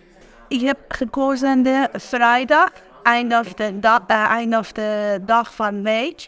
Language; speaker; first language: Dutch; non-native, learner; Persian